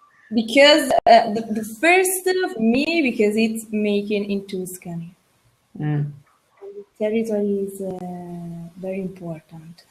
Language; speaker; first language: English; non-native, learner; Italian